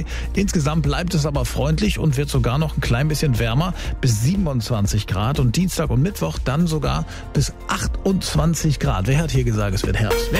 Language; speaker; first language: German; native; German